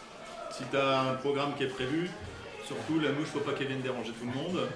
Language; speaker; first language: French; native; French